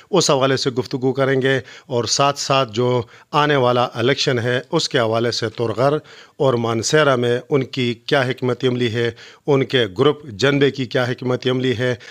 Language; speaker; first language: Urdu; non-native, local second language; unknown